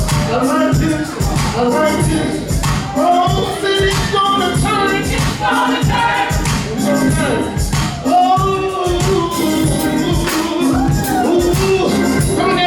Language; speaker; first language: English; native; English